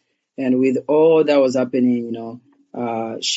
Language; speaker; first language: English; non-native, local second language; Kinyarwanda